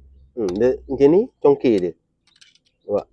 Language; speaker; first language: Malay; native; Malay